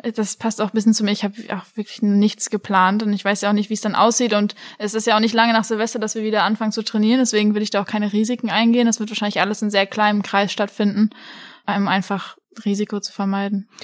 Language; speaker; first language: German; native; German